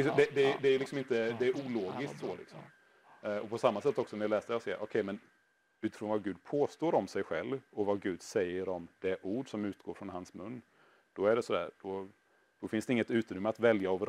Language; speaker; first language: Swedish; native; Swedish